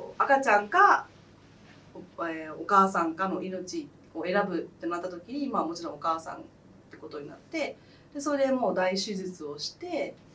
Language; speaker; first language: Japanese; early bilingual, other home language; Khmer